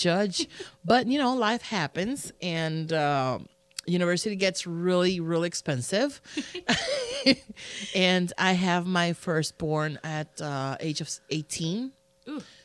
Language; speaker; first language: English; non-native, fluent; Spanish